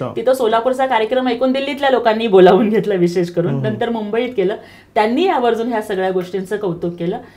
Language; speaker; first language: Marathi; non-native, local second language; Telugu